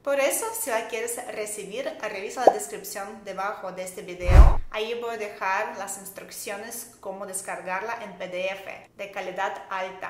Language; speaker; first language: Spanish; non-native, fluent; Russian